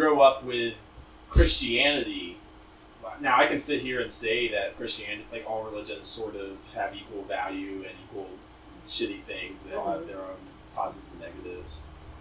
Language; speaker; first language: English; native; English